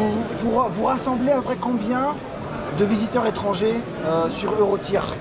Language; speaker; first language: French; native; French